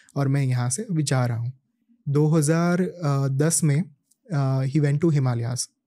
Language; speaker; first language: Hindi; native; Hindi